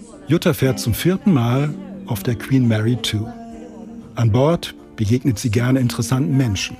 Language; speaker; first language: German; native; German